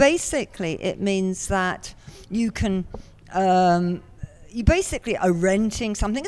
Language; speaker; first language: English; native; English